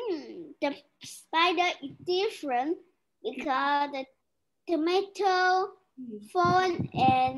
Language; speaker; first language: English; non-native, learner; Vietnamese